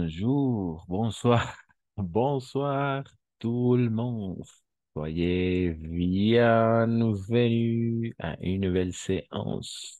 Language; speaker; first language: French; non-native, fluent; Spanish